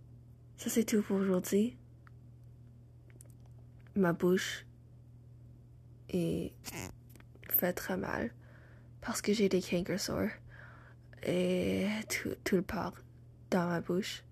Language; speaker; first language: French; non-native, learner; English